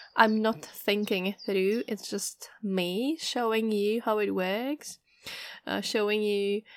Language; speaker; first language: English; non-native, fluent; Czech